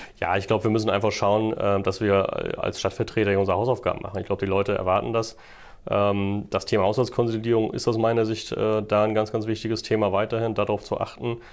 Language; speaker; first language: German; native; German